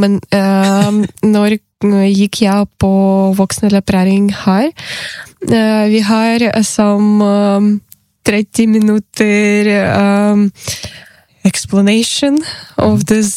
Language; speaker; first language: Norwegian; non-native, learner; Ukrainian